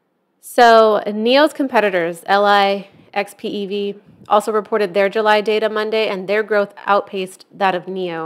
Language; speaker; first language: English; native; English